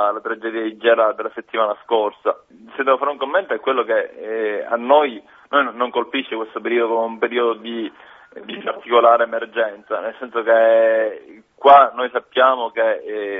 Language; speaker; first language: Italian; native; Italian